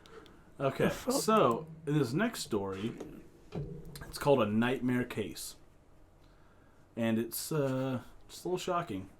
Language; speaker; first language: English; native; English